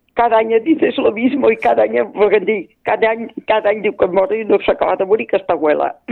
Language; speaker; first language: Catalan; native; Catalan